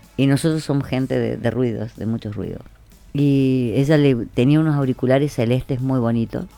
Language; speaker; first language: Spanish; native; Spanish